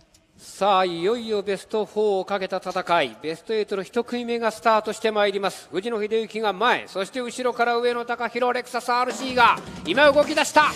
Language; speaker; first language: Japanese; native; Japanese